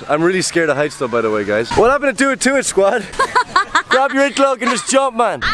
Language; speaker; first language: English; native; English